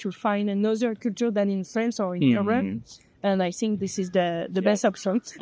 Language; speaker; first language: English; non-native, learner; French